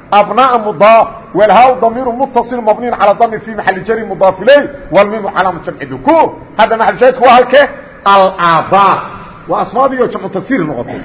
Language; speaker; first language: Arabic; non-native, fluent; Somali